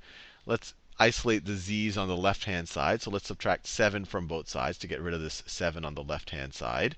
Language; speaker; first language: English; native; English